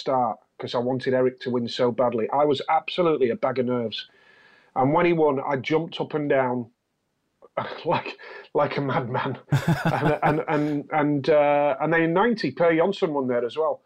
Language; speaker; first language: English; native; English